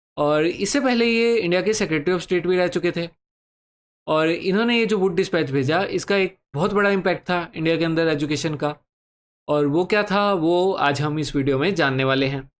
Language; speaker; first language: Hindi; native; Hindi